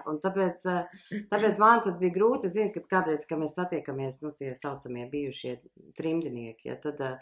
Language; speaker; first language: Latvian; early bilingual, heritage; Latvian